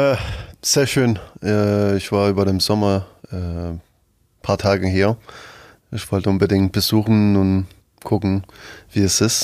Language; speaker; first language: German; non-native, fluent; French